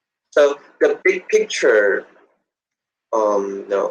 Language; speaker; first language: English; non-native, learner; Chinese